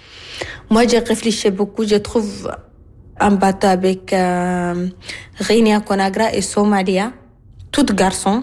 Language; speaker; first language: French; non-native, learner; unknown